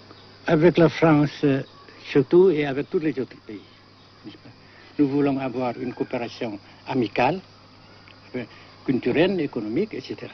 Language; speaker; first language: French; non-native, local second language; Vietnamese